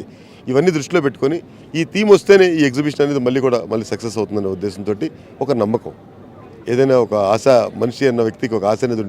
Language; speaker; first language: Telugu; native; Telugu